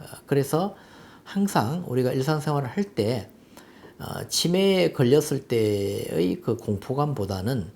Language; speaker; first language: Korean; native; Korean